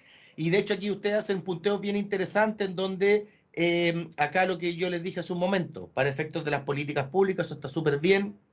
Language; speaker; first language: Spanish; native; Spanish